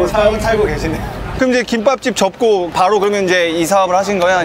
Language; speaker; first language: Korean; native; Korean